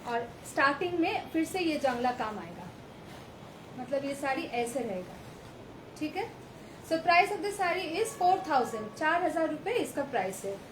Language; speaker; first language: Hindi; non-native, local second language; Bangla